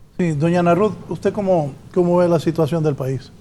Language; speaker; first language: Spanish; native; Spanish